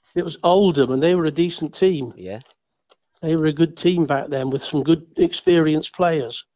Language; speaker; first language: English; native; English